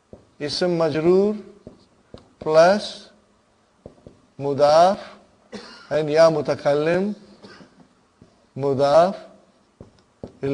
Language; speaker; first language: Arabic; non-native, fluent; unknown